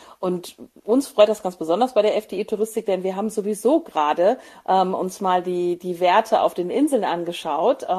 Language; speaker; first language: German; native; German